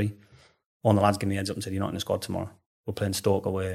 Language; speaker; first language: English; native; English